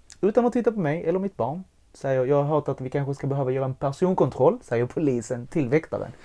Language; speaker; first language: Swedish; early bilingual, other home language; Spanish